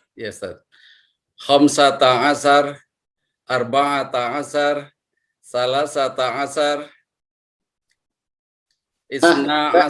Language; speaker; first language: Arabic; non-native, learner; Indonesian